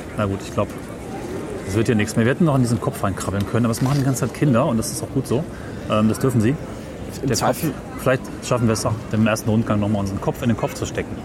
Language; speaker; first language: German; native; German